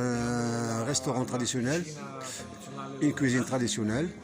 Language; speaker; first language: French; non-native, fluent; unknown